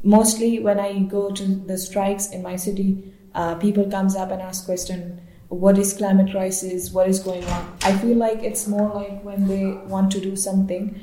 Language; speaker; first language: English; non-native, local second language; Baluchi